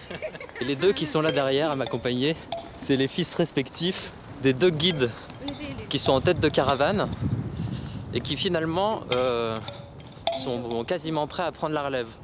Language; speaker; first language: French; native; French